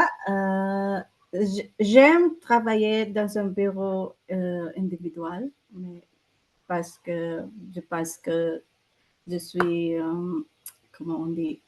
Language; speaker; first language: French; non-native, learner; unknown